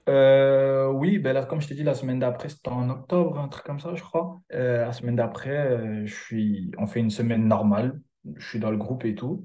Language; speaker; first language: French; early bilingual, other home language; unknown